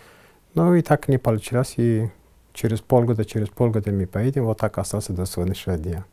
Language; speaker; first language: Russian; non-native, fluent; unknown